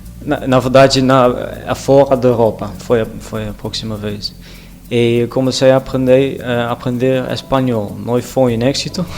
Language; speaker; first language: Portuguese; non-native, learner; Dutch